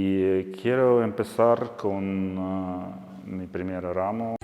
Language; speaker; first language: Spanish; non-native, learner; Russian